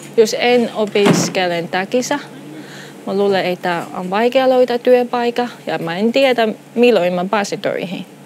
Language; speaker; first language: Finnish; non-native, learner; Chinese